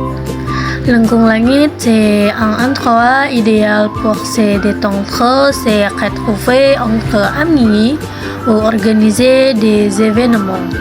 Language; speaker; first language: French; non-native, learner; Indonesian